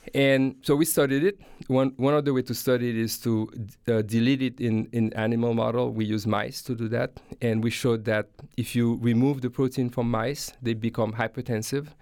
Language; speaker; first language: English; non-native, fluent; Haitian Creole